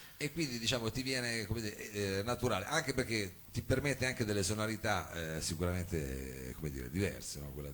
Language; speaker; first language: Italian; native; Italian